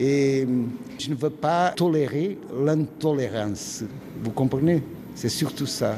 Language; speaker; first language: French; non-native, fluent; Portuguese